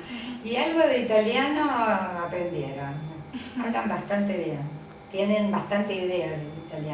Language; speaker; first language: Spanish; early bilingual, other home language; Italian